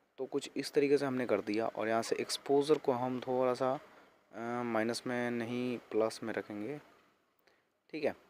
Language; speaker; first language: Hindi; native; Hindi